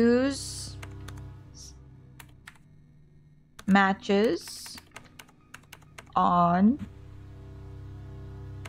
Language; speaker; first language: English; native; English